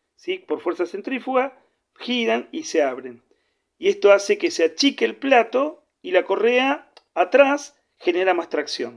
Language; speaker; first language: Spanish; native; Spanish